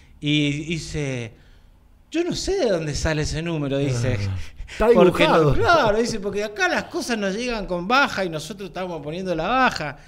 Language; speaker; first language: Spanish; native; Spanish